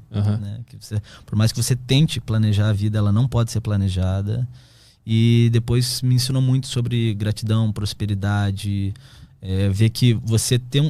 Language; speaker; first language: Portuguese; native; Portuguese